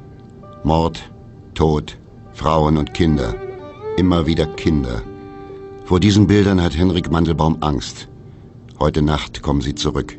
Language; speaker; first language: German; native; German